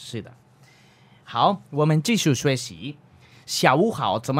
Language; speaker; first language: Chinese; non-native, learner; Spanish